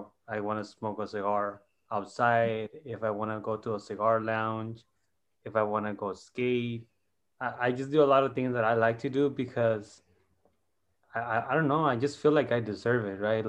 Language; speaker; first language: English; non-native, fluent; Spanish